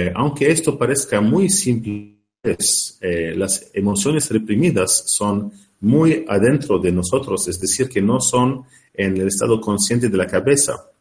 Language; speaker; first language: Spanish; non-native, learner; Arabic